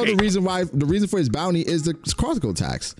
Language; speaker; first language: English; native; English